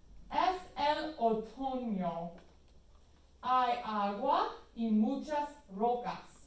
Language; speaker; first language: Spanish; non-native, fluent; English